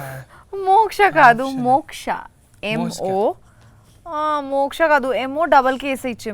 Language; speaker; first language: Telugu; non-native, learner; Bangla